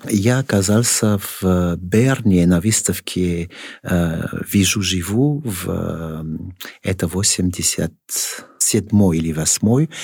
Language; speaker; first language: Russian; non-native, fluent; French